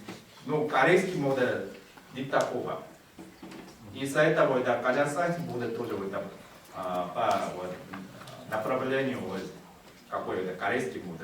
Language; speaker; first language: Russian; non-native, learner; Korean